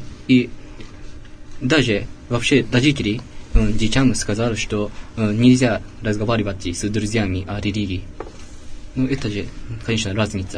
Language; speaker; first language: Russian; non-native, learner; Japanese